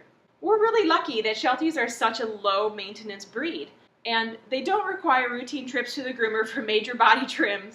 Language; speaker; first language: English; native; English